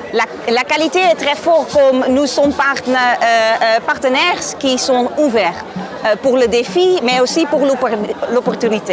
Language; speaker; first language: French; non-native, learner; Dutch